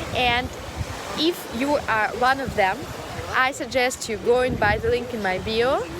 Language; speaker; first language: English; non-native, fluent; Russian